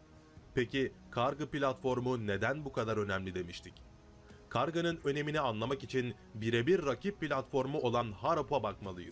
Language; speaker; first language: Turkish; native; Turkish